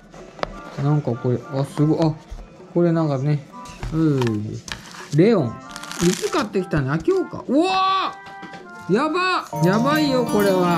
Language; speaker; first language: Japanese; native; Japanese